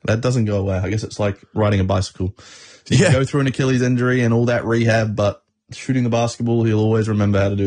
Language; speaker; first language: English; native; English